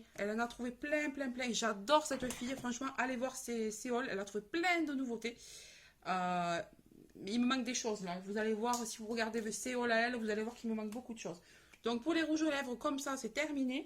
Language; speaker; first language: French; native; French